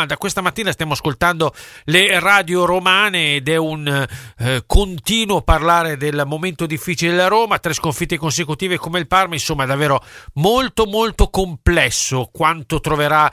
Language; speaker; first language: Italian; native; Italian